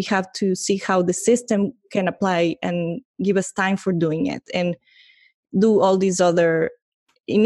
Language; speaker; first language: English; non-native, fluent; Spanish